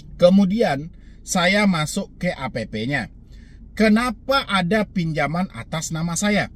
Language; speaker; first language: Indonesian; non-native, local second language; Minangkabau